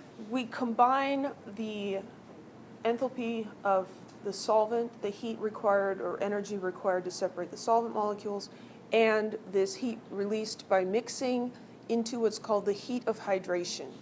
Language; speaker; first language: English; native; English